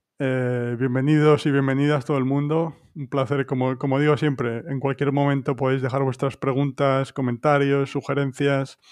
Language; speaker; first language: Spanish; native; Spanish